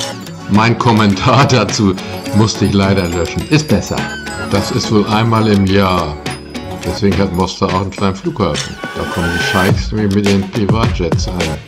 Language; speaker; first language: German; native; German